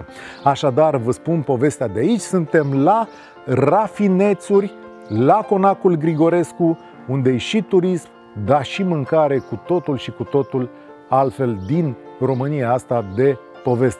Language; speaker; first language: Romanian; native; Romanian